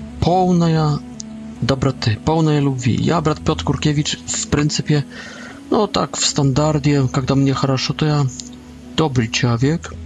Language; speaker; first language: Polish; non-native, learner; Russian